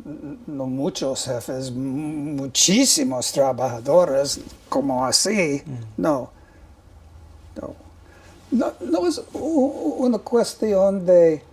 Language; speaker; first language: Spanish; non-native, learner; English